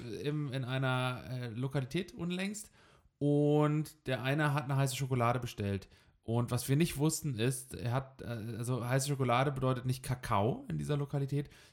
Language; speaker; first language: German; native; German